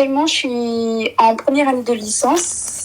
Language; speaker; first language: French; early bilingual, other home language; Arabic